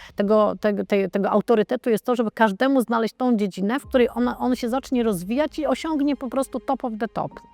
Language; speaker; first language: Polish; native; Polish